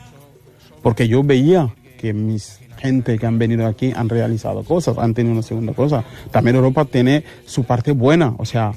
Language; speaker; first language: Spanish; non-native, fluent; Mandingo